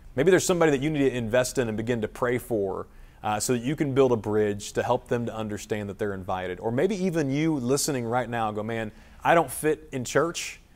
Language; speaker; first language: English; native; English